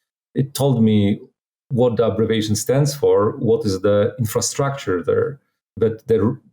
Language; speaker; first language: English; non-native, fluent; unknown